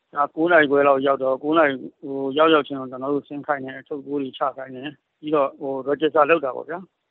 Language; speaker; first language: Burmese; native; Burmese